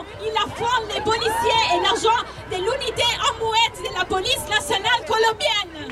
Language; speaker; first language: French; non-native, learner; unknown